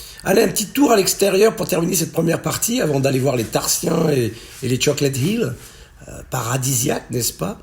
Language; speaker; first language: French; native; French